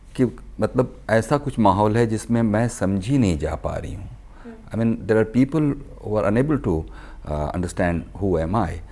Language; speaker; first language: Hindi; native; Hindi